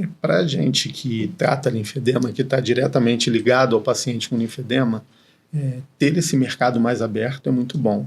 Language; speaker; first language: Portuguese; native; Portuguese